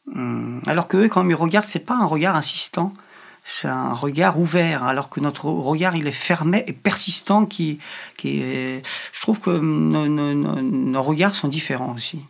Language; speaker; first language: French; non-native, fluent; Polish